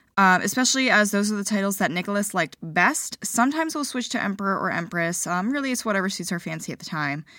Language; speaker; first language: English; early bilingual, other home language; Ukrainian